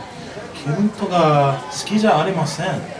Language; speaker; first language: Japanese; non-native, learner; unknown